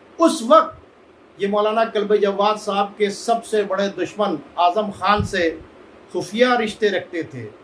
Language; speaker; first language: Urdu; native; Urdu